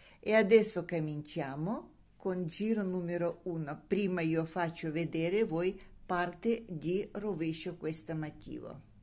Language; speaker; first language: Italian; non-native, learner; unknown